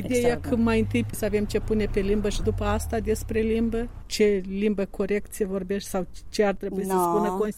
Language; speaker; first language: Romanian; native; Romanian